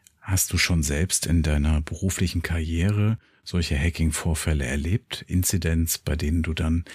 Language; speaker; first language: German; native; German